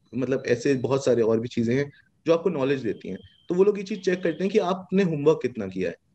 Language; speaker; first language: Hindi; native; Hindi